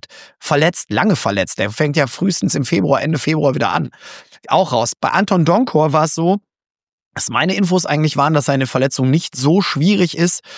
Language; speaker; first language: German; native; German